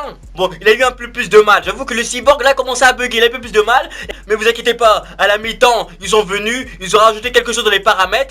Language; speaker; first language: French; native; French